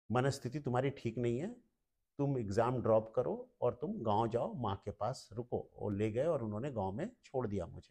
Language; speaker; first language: Hindi; non-native, local second language; Marathi